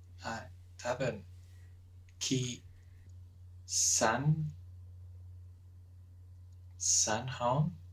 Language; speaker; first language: Japanese; non-native, learner; English